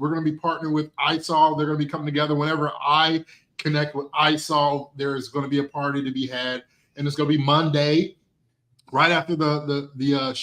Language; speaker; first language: English; native; English